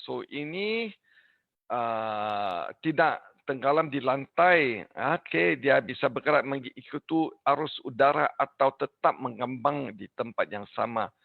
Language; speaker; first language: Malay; non-native, learner; English